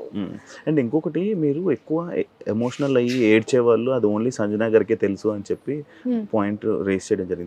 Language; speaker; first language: Telugu; native; Telugu